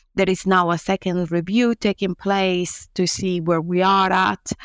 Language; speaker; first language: English; non-native, fluent; Italian